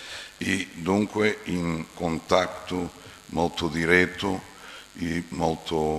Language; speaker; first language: Italian; non-native, fluent; Portuguese